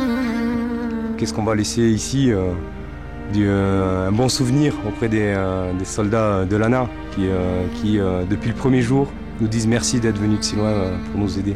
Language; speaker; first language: French; native; French